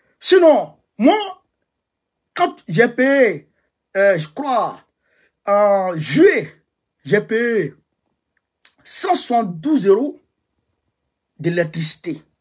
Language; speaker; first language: French; non-native, local second language; Bambara